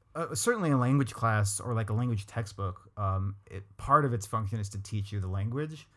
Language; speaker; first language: English; native; English